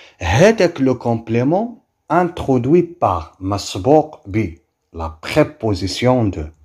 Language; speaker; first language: French; non-native, local second language; Arabic